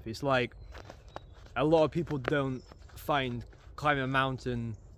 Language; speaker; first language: English; native; English